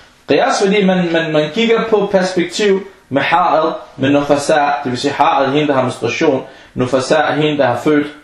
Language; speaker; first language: Danish; non-native, fluent; Arabic